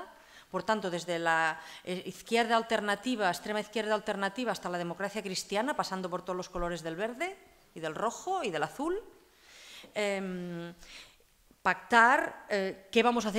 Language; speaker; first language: Spanish; non-native, local second language; Catalan